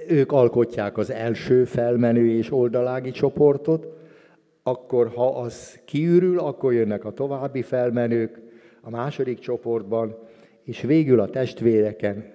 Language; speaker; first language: Hungarian; native; Hungarian